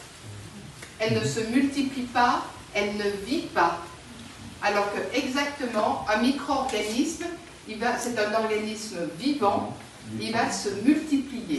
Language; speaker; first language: French; native; French